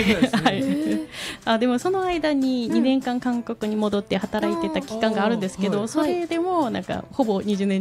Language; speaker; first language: Japanese; non-native, fluent; Korean